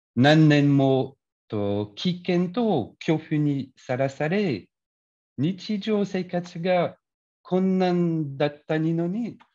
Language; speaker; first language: Japanese; non-native, learner; French